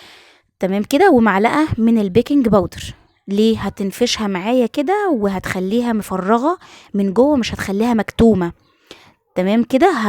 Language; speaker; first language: Arabic; native; Arabic